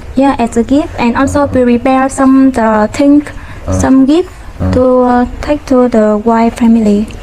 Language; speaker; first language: English; non-native, learner; Vietnamese